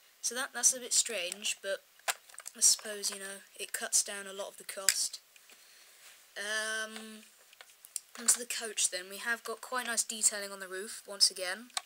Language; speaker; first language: English; native; English